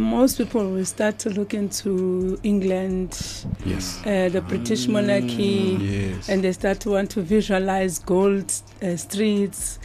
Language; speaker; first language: English; non-native, local second language; Xhosa